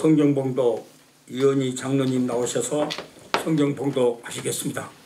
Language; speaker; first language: Korean; native; Korean